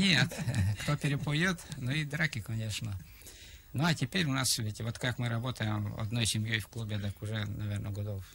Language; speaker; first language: Russian; native; Russian